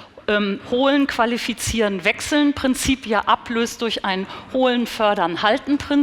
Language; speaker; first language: German; native; German